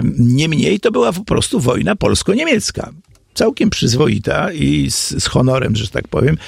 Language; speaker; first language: Polish; native; Polish